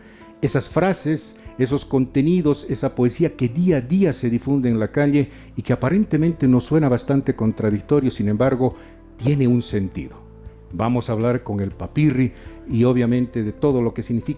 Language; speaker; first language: Spanish; native; Spanish